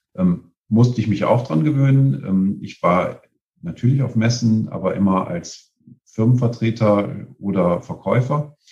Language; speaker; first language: German; native; German